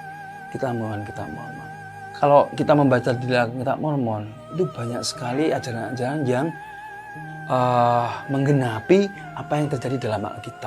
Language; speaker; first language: Indonesian; native; Indonesian